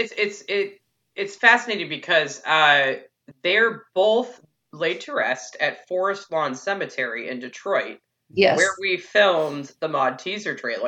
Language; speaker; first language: English; native; English